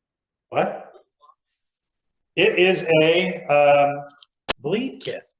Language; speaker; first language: English; native; English